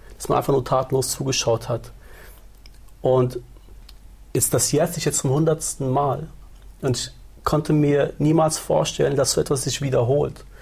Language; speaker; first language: German; early bilingual, other home language; Turoyo